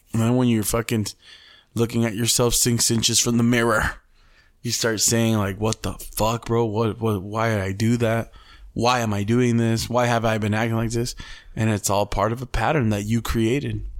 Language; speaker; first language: English; early bilingual, other home language; Spanish